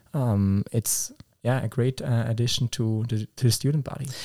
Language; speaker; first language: English; non-native, fluent; Swiss German